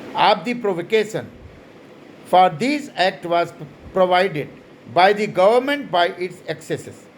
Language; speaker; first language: English; non-native, local second language; Hindi